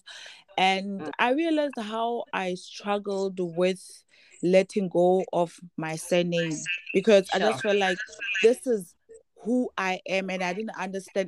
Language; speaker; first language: English; non-native, local second language; Southern Sotho